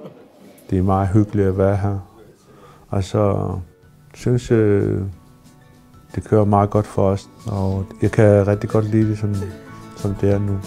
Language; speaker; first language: Danish; non-native, local second language; Kalaallisut